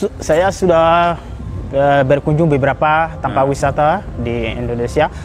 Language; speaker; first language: Indonesian; non-native, fluent; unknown